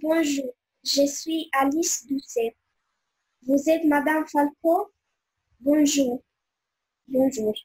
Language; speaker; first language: French; non-native, learner; Albanian